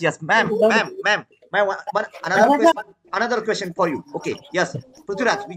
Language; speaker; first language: English; non-native, learner; Marathi